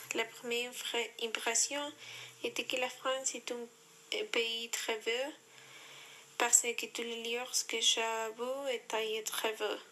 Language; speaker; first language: French; non-native, learner; Spanish